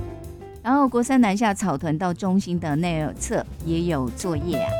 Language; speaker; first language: Chinese; native; Chinese